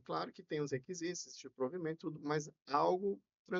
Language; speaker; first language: Portuguese; native; Portuguese